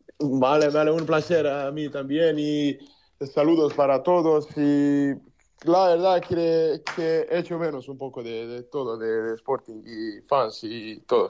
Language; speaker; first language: Spanish; non-native, learner; Serbian